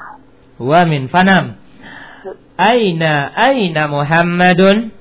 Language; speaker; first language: Arabic; non-native, fluent; Indonesian